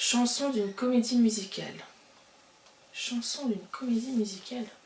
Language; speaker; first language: French; native; French